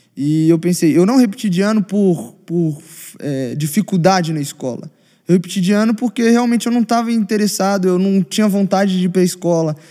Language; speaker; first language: Portuguese; native; Portuguese